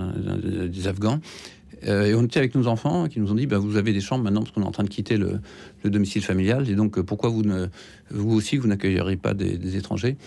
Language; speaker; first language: French; native; French